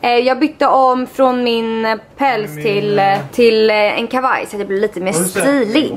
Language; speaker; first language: Swedish; native; Swedish